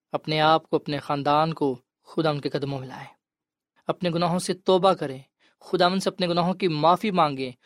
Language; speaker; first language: Urdu; non-native, local second language; Punjabi